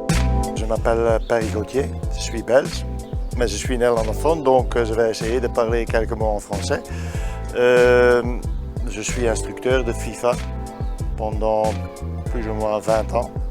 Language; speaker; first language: French; non-native, learner; Dutch